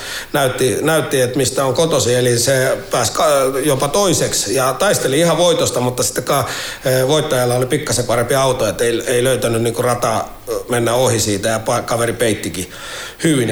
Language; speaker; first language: Finnish; native; Finnish